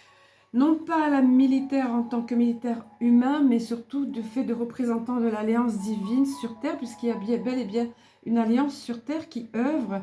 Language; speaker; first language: French; native; French